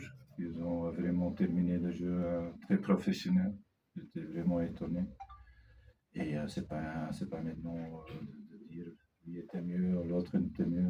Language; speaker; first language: French; non-native, fluent; Dutch